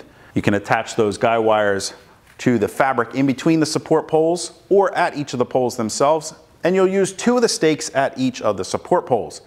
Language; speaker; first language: English; native; English